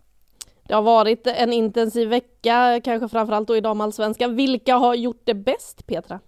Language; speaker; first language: Swedish; native; Swedish